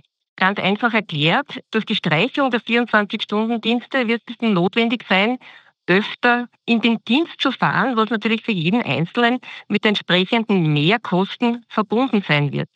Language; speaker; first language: German; native; German